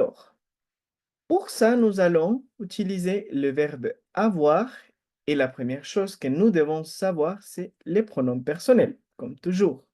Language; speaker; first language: French; non-native, fluent; Spanish